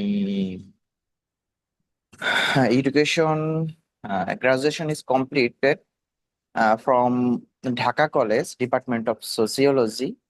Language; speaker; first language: English; non-native, learner; Bangla